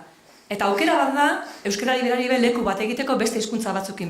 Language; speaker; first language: Basque; native; Basque